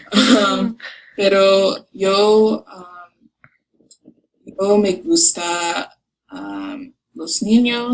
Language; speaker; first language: Spanish; non-native, learner; English